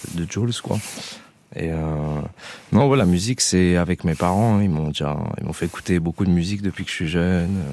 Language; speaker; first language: French; native; French